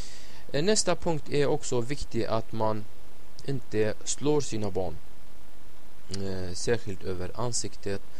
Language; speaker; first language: Swedish; non-native, fluent; Arabic